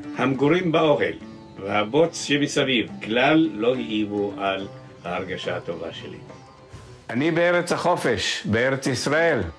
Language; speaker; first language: Hebrew; early bilingual, other home language; Arabic